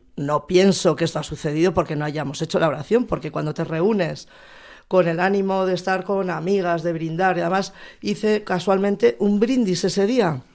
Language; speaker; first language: Spanish; native; Spanish